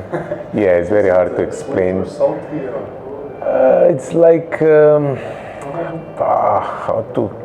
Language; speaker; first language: English; non-native, local second language; Kabuverdianu